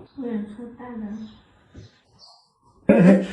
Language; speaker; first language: Chinese; non-native, learner; Lao